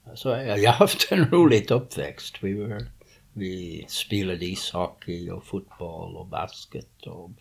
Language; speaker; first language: Swedish; early bilingual, other home language; English